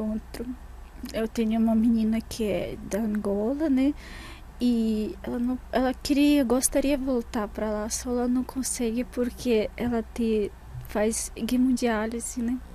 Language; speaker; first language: Portuguese; non-native, fluent; Russian